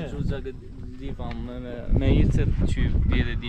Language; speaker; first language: Chinese; non-native, learner; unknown